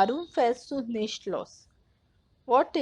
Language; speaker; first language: German; non-native, fluent; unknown